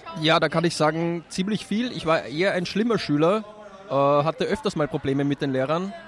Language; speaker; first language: German; native; German